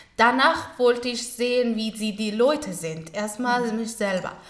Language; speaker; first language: German; non-native, learner; Pashto